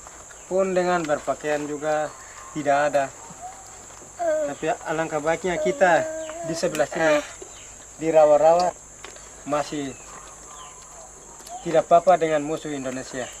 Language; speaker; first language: Indonesian; non-native, local second language; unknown